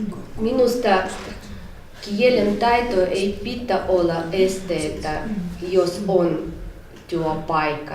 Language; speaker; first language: Finnish; non-native, learner; Russian